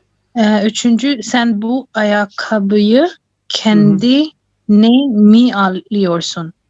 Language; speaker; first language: Turkish; non-native, learner; Urdu